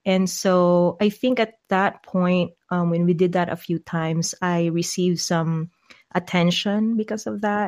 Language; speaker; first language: English; non-native, local second language; Filipino